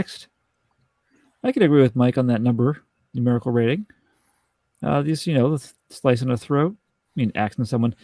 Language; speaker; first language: English; native; English